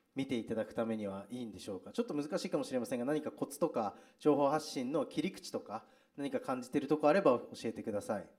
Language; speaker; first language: Japanese; native; Japanese